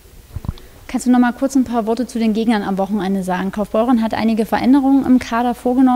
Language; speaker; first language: German; native; German